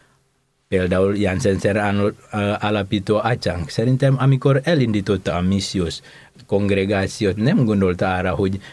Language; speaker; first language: Hungarian; non-native, fluent; Indonesian